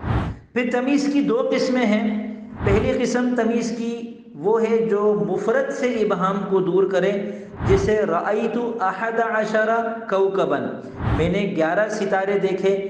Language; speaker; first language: Urdu; native; Urdu